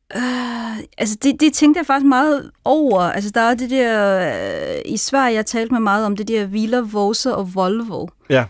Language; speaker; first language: Danish; non-native, fluent; Chinese